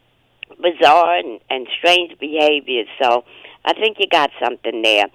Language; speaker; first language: English; native; English